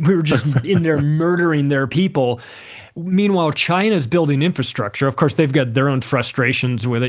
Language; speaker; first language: English; native; English